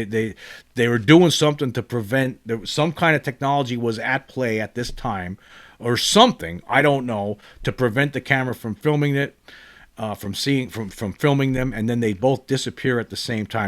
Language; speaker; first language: English; native; English